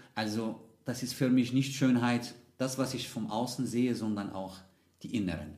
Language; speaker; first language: German; non-native, fluent; Arabic